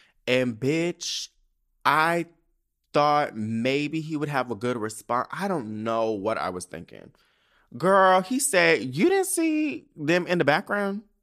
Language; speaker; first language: English; native; English